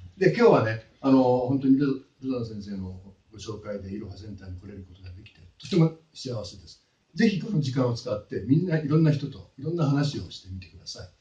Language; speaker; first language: Japanese; native; Japanese